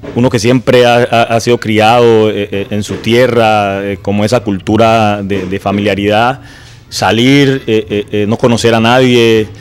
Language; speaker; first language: Spanish; native; Spanish